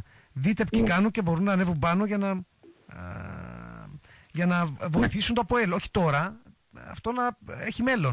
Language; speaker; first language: Greek; native; Greek